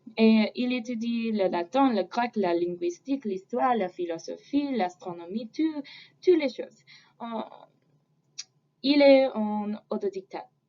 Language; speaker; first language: French; non-native, fluent; English